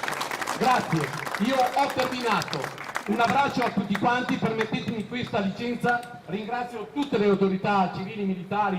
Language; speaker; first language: Italian; native; Italian